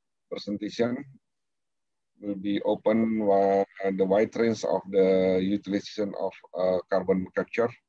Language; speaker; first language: English; non-native, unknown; Indonesian